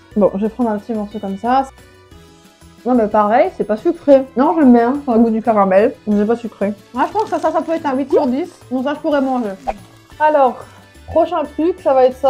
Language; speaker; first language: French; native; French